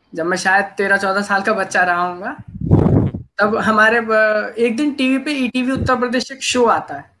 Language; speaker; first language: Hindi; native; Hindi